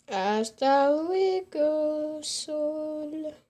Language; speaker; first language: Spanish; non-native, learner; English